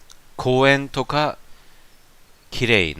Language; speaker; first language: Japanese; non-native, learner; German